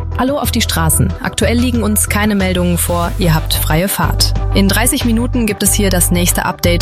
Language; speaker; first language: German; native; German